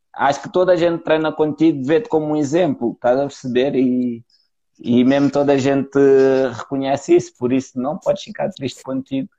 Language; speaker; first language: Portuguese; native; Portuguese